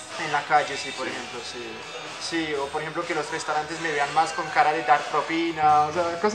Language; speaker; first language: Spanish; non-native, fluent; French